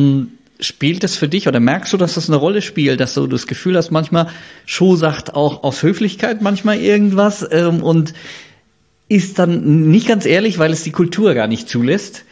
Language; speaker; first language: German; native; German